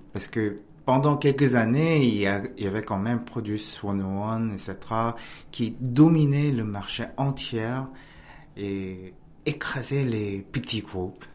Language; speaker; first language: French; non-native, fluent; Korean